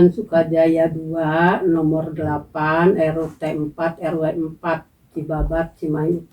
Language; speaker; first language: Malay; non-native, local second language; Sundanese